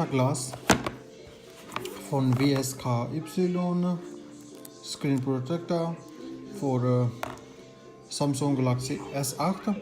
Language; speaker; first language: German; non-native, learner; Urdu